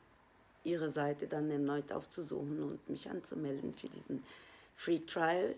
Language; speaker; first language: German; non-native, fluent; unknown